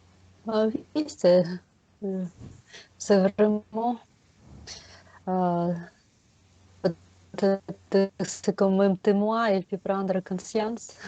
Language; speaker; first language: French; non-native, fluent; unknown